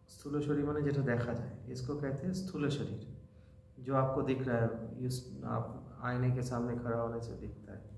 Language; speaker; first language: Hindi; non-native, local second language; Bangla